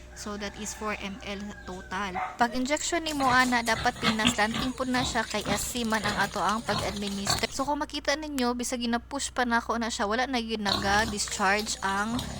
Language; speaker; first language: Cebuano; native; Cebuano